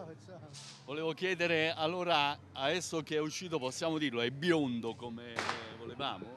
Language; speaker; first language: Italian; native; Italian